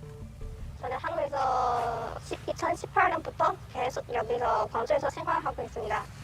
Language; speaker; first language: Korean; non-native, learner; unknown